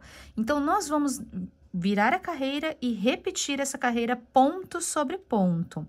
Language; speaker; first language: Portuguese; native; Portuguese